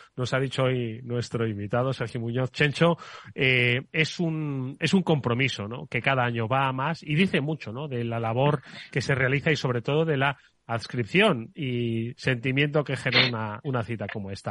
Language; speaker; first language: Spanish; native; Spanish